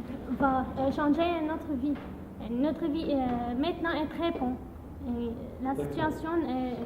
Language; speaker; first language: French; non-native, learner; Arabic